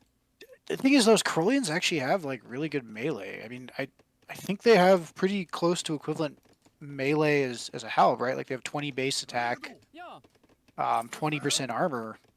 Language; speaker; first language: English; native; English